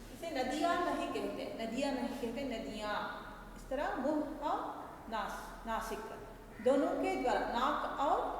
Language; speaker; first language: Hindi; non-native, local second language; Kannada